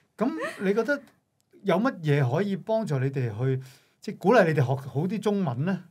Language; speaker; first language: Cantonese; native; Cantonese